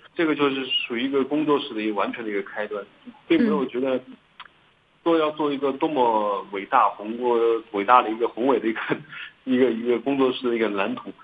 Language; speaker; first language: Chinese; native; Chinese